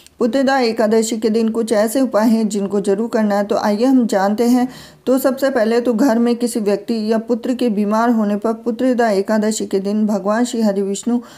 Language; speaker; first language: Hindi; native; Hindi